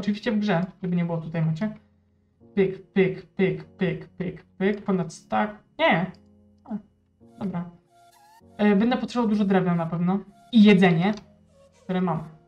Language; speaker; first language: Polish; native; Polish